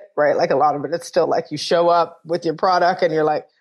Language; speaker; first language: English; native; English